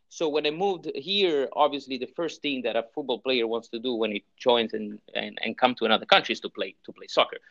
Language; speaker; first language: English; non-native, fluent; Italian